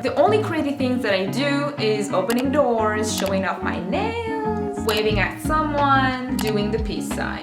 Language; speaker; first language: English; non-native, fluent; French